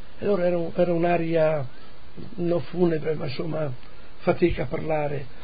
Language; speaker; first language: Italian; non-native, local second language; Friulian